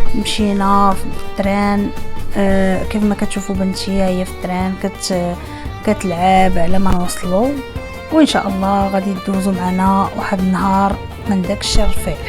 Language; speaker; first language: Arabic; native; Arabic